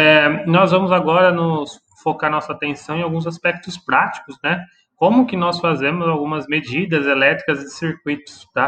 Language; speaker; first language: Portuguese; native; Portuguese